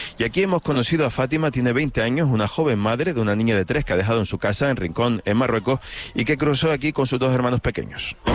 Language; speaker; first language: Spanish; native; Spanish